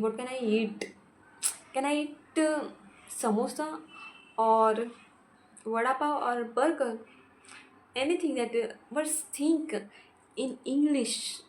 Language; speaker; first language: English; non-native, local second language; Hindi